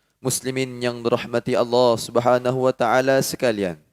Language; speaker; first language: Malay; native; Malay